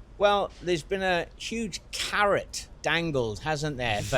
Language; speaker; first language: English; native; English